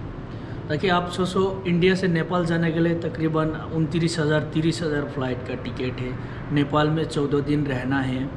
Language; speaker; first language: Hindi; non-native, local second language; Bangla